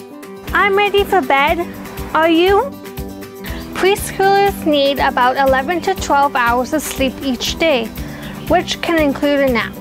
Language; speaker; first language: English; native; English